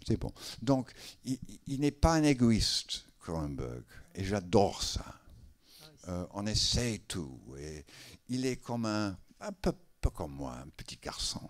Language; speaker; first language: French; non-native, learner; English